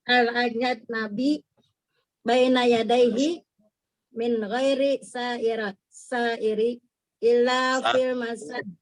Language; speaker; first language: Arabic; non-native, learner; Indonesian